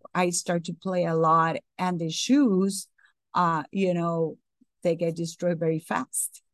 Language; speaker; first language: English; non-native, fluent; Spanish